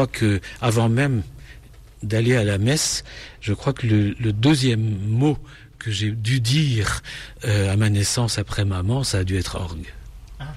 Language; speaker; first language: French; native; French